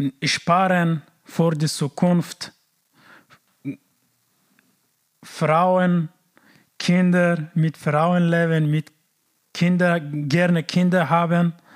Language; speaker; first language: German; non-native, learner; Persian